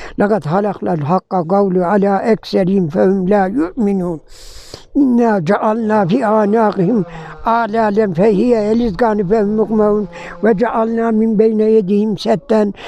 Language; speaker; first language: Turkish; native; Turkish